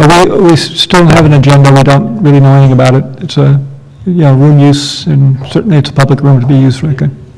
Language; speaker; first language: English; native; English